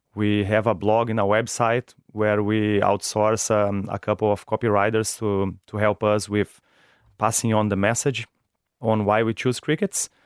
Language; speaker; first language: English; non-native, fluent; Portuguese